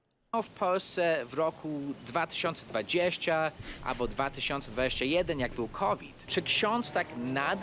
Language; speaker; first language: Polish; early bilingual, heritage; Polish